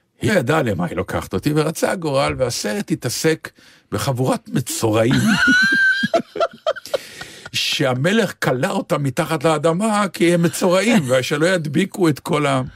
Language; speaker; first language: Hebrew; native; Hebrew